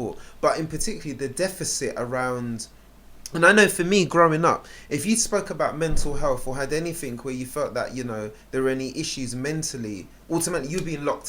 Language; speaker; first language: English; native; English